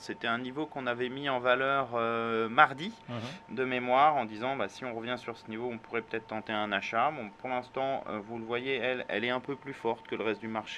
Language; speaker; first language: French; native; French